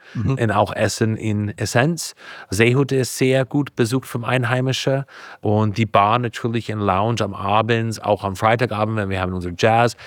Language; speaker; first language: German; non-native, fluent; English